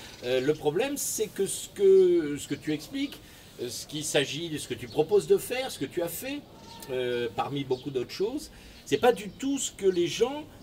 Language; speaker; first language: French; native; French